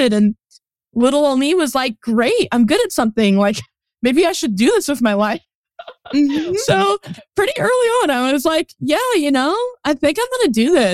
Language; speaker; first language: English; native; English